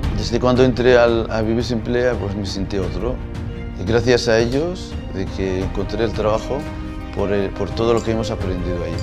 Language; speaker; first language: Spanish; non-native, fluent; Arabic